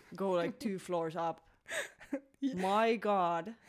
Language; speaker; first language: English; non-native, fluent; Finnish